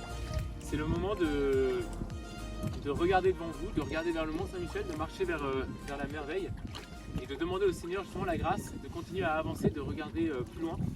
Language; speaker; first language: French; native; French